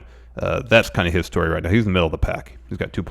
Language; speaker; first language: English; native; English